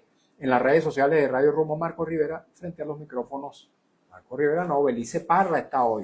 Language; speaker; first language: Spanish; native; Spanish